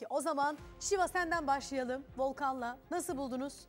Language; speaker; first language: Turkish; native; Turkish